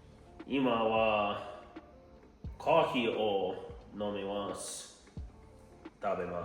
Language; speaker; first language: Japanese; non-native, learner; English